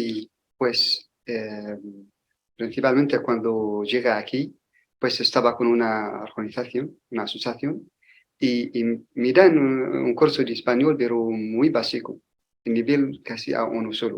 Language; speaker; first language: Spanish; non-native, learner; Arabic